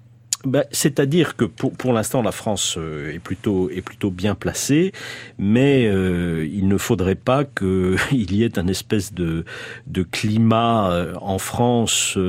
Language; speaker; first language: French; native; French